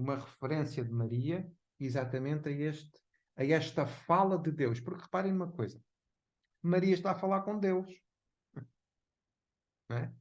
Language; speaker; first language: Portuguese; native; Portuguese